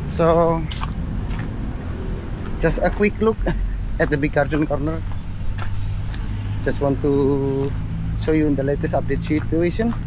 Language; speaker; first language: English; non-native, learner; Indonesian